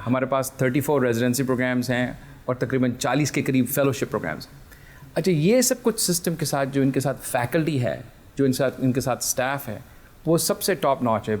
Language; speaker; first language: Urdu; early bilingual, heritage; Urdu